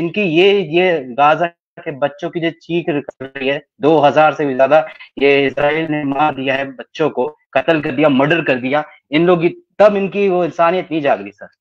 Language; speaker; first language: Hindi; native; Hindi